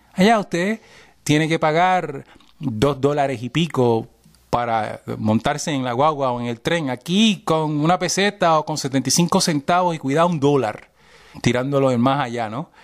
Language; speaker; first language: Spanish; early bilingual, heritage; Spanish